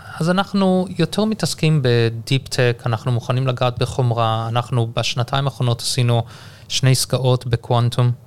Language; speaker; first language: Hebrew; early bilingual, heritage; Hebrew